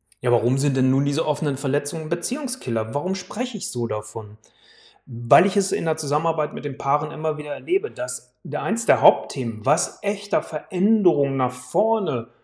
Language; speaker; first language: German; native; German